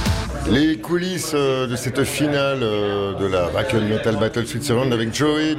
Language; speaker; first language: French; native; French